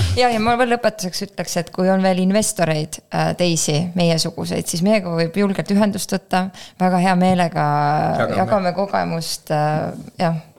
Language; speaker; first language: Estonian; native; Estonian